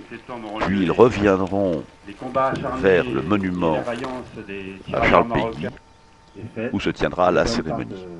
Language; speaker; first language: French; native; French